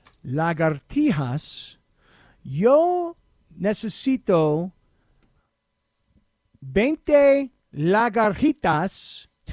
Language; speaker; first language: Spanish; non-native, learner; English